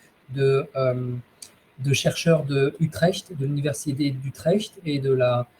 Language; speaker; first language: French; native; French